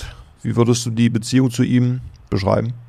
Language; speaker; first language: German; native; German